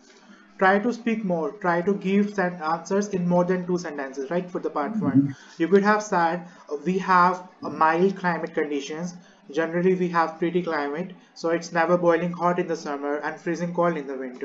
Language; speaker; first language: English; non-native, local second language; Hindi